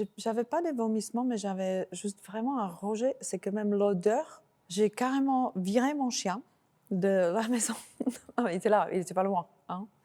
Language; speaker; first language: French; non-native, fluent; Slovak